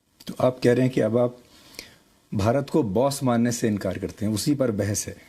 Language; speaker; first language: Hindi; native; Hindi